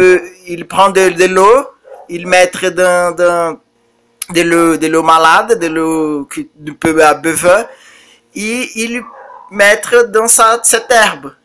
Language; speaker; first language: French; non-native, learner; Portuguese